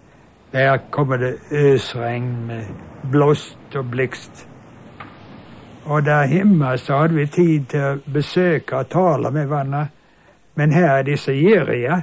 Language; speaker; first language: Swedish; early bilingual, heritage; Swedish